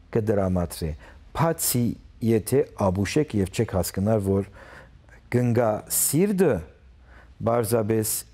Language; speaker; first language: Armenian; early bilingual, heritage; Armenian